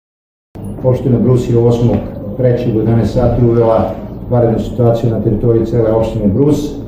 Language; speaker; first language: Serbian; native; Serbian